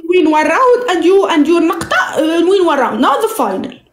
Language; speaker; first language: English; non-native, learner; Arabic